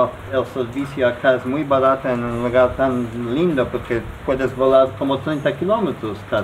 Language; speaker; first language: Spanish; non-native, learner; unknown